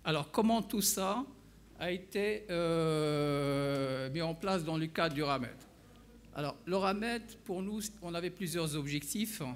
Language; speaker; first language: French; non-native, local second language; Arabic